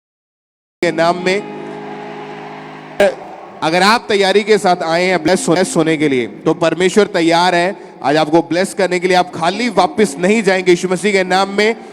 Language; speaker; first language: Hindi; native; Hindi